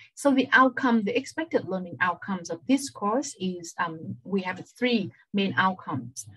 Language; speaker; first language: English; non-native, fluent; Vietnamese